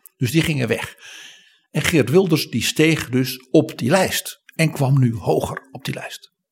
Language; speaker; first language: Dutch; native; Dutch